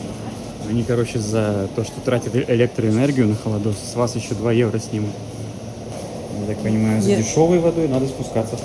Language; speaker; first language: Russian; native; Russian